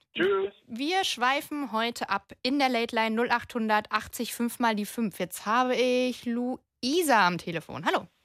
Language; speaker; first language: German; native; German